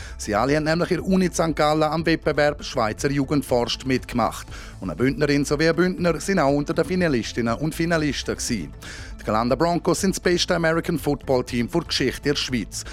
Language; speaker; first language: German; native; German